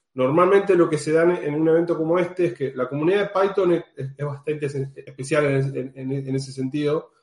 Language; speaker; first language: Spanish; native; Spanish